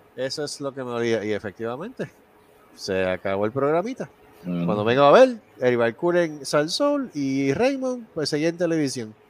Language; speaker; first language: Spanish; native; Spanish